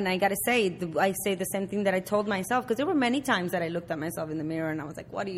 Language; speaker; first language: English; early bilingual, other home language; Spanish